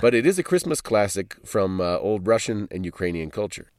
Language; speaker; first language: English; native; English